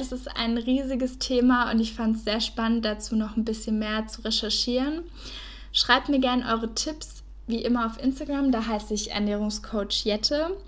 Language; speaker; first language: German; native; German